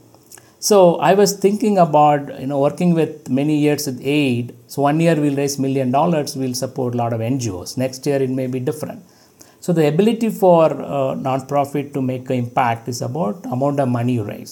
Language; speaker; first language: English; non-native, local second language; Tamil